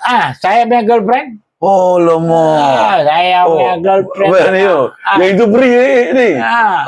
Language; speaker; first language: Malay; non-native, local second language; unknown